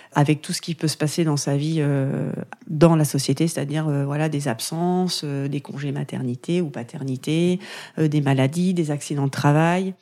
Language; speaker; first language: French; native; French